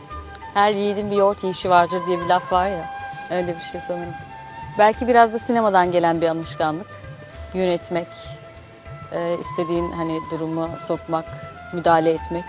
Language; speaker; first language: Turkish; native; Turkish